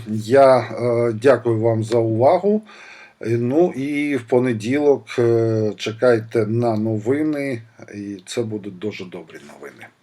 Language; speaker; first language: Ukrainian; non-native, local second language; Russian